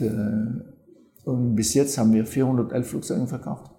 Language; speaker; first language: German; non-native, fluent; French